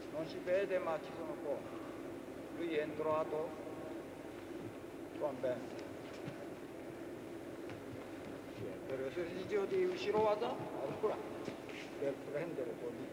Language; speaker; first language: Italian; non-native, learner; Japanese